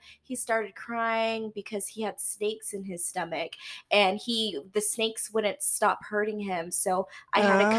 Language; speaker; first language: English; native; English